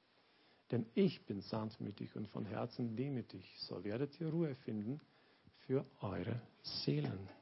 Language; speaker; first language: German; non-native, learner; Lithuanian